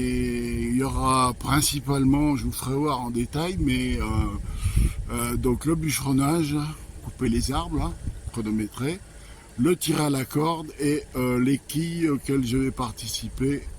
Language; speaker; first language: French; native; French